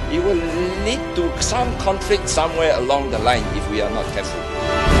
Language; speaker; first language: English; non-native, local second language; Chinese